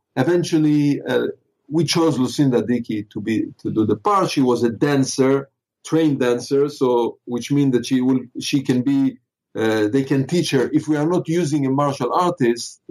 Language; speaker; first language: English; non-native, fluent; Hebrew